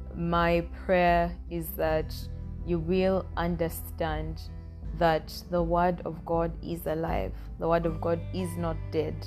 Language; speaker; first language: English; non-native, local second language; Acoli